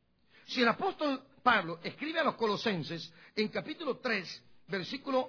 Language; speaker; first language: Spanish; native; Spanish